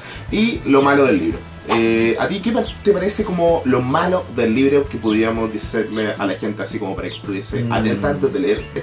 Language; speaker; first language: Spanish; native; Spanish